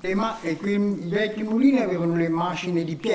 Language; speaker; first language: Italian; native; Italian